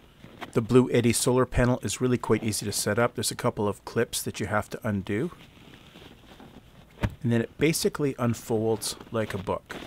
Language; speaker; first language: English; native; English